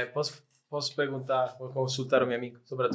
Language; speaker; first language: Portuguese; non-native, fluent; Italian